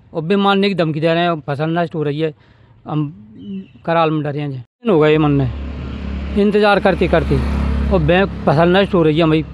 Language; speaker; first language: Hindi; native; Hindi